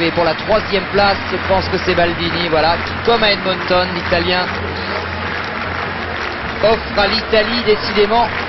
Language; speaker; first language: French; native; French